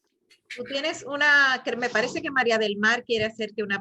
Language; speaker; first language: Spanish; native; Spanish